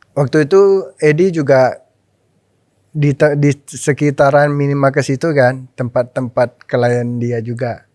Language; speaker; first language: Indonesian; non-native, local second language; Min Nan Chinese